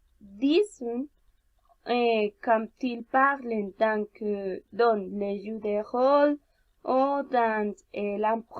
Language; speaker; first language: French; non-native, learner; Spanish